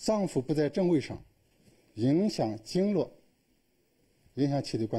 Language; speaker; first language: Chinese; native; Chinese